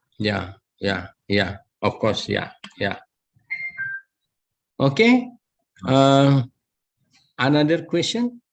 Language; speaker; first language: English; non-native, learner; Indonesian